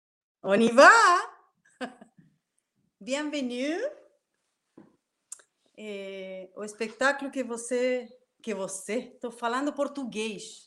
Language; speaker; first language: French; non-native, learner; Spanish